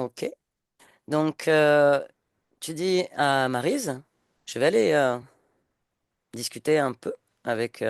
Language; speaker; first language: French; native; French